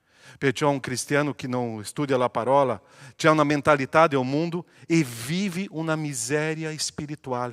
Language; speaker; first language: Italian; non-native, fluent; Portuguese